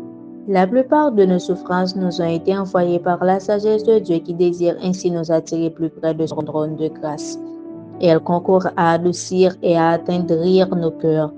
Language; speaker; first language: French; non-native, local second language; Haitian Creole